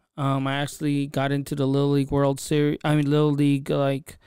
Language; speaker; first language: English; native; English